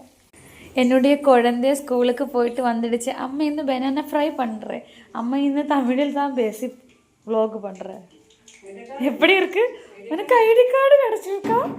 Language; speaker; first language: Tamil; non-native, learner; Malayalam